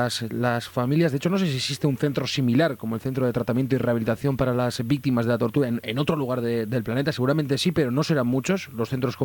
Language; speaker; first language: Spanish; native; Spanish